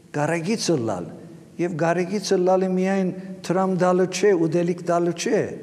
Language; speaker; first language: Armenian; early bilingual, heritage; Armenian